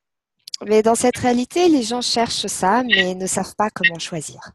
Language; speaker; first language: French; native; French